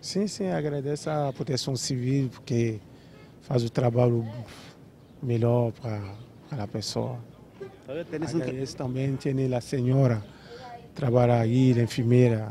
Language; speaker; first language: Spanish; non-native, learner; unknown